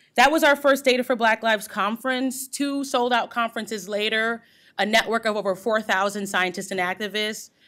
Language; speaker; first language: English; native; English